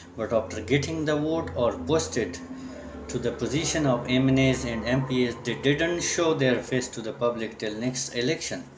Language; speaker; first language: English; non-native, local second language; Urdu